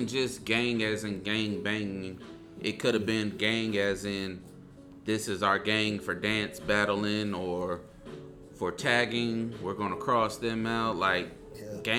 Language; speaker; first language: English; native; English